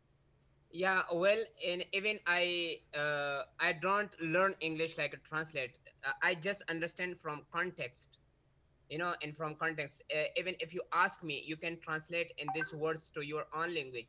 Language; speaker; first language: English; non-native, learner; Pashto